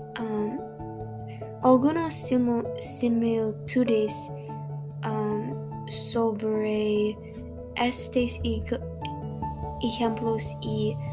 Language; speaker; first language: Spanish; non-native, learner; English